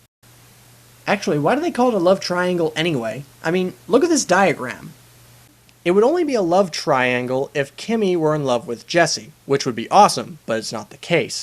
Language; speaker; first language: English; native; English